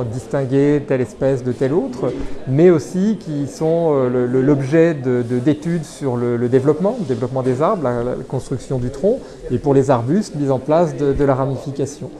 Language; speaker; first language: French; native; French